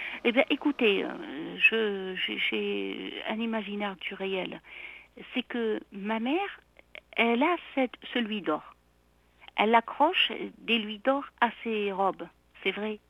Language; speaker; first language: French; non-native, local second language; Arabic